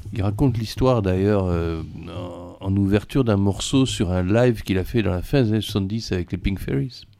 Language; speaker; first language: French; native; French